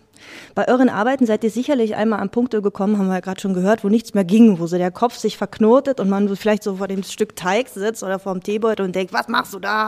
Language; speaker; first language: German; native; German